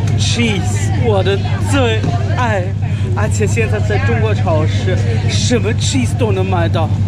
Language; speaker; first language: Chinese; non-native, fluent; German